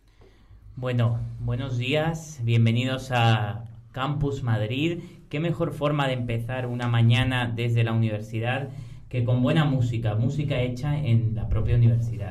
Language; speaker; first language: Spanish; native; Spanish